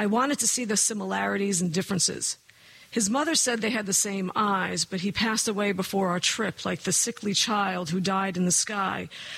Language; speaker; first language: English; native; English